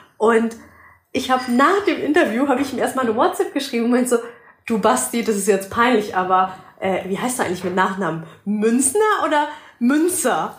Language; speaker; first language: German; native; German